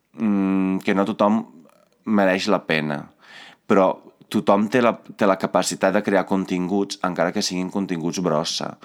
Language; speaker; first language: Catalan; non-native, fluent; Italian